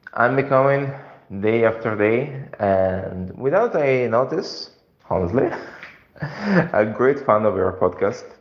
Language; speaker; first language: English; non-native, fluent; Italian